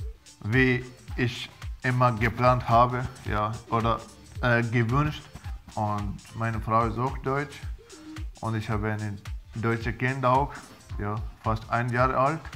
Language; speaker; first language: German; non-native, learner; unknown